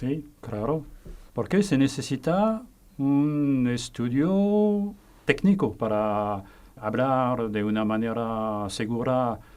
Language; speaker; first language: Spanish; non-native, fluent; French